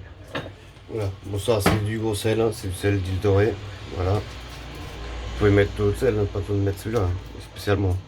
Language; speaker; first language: French; native; French